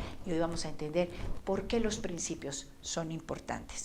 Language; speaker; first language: Spanish; native; Spanish